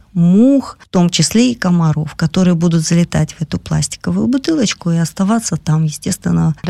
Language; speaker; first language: Russian; native; Russian